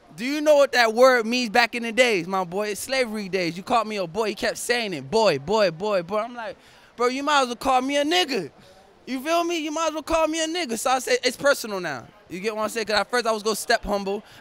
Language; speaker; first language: English; native; English